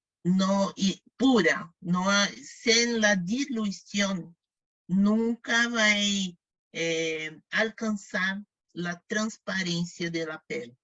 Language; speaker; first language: Spanish; non-native, fluent; Portuguese